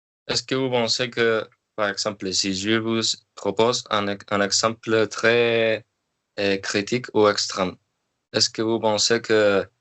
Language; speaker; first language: French; non-native, learner; Spanish